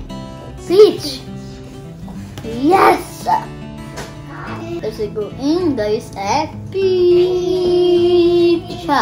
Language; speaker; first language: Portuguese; early bilingual, heritage; Portuguese